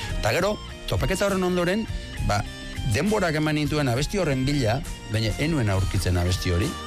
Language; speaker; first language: Basque; native; Basque